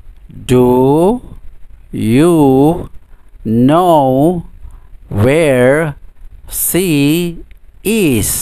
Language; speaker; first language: English; non-native, fluent; Indonesian